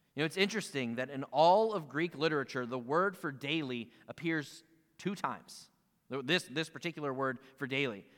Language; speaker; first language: English; native; English